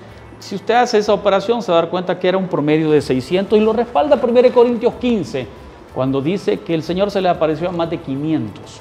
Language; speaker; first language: Spanish; native; Spanish